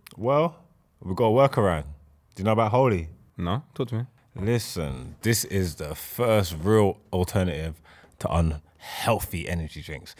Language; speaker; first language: English; native; English